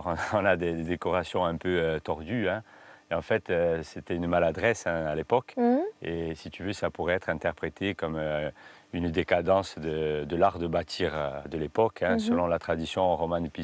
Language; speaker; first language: French; native; French